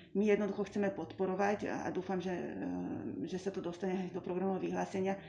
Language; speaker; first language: Slovak; non-native, local second language; Hungarian